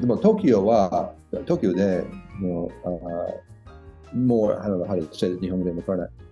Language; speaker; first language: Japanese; non-native, learner; English